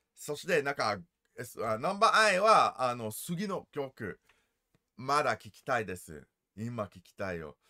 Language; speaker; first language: Japanese; non-native, learner; English